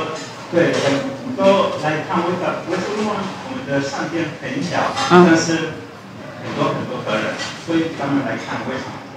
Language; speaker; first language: Chinese; non-native, learner; Spanish